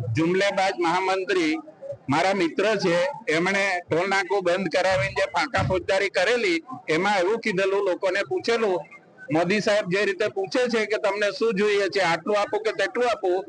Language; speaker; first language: Gujarati; native; Gujarati